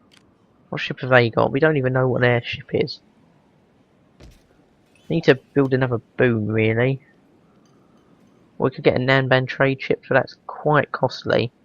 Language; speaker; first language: English; native; English